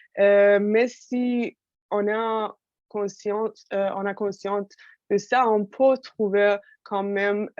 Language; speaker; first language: French; non-native, fluent; Persian